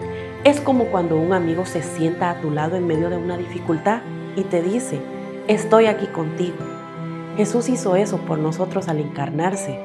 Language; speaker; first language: Spanish; native; Spanish